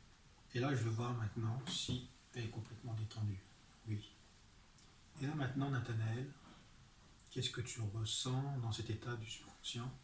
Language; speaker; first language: French; native; French